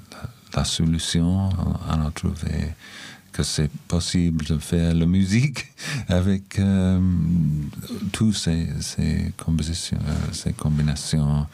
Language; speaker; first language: French; non-native, learner; English